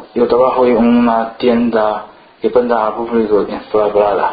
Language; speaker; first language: Spanish; non-native, learner; Chinese